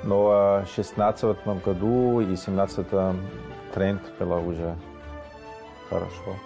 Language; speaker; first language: Russian; non-native, learner; German